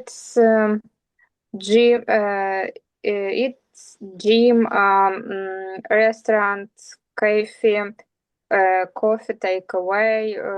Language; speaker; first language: English; non-native, learner; Russian